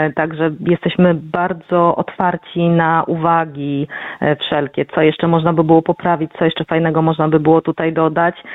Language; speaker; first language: Polish; native; Polish